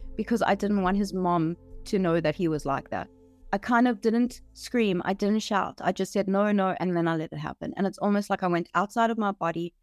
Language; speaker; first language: English; native; English